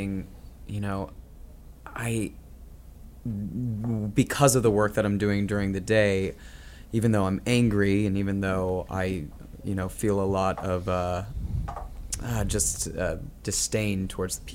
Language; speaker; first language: English; native; English